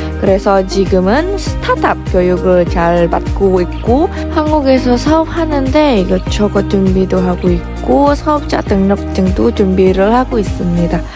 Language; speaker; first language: Korean; non-native, fluent; Indonesian